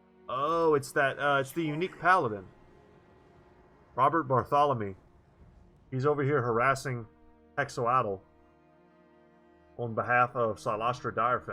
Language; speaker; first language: English; native; English